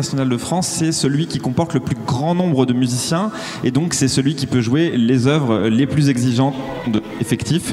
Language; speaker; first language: French; native; French